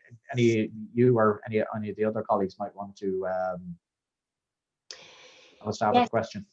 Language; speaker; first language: English; native; English